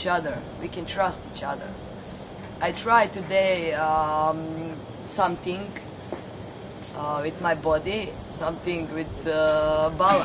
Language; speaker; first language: English; non-native, learner; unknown